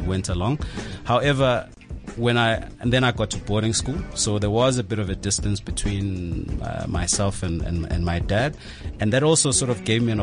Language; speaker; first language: English; non-native, local second language; Zulu